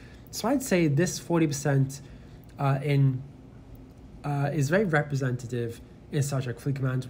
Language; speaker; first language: English; native; English